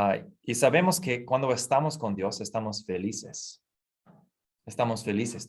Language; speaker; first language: Spanish; non-native, fluent; English